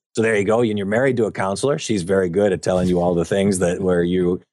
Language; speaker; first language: English; native; English